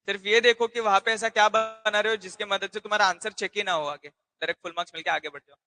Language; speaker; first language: Hindi; non-native, local second language; Marathi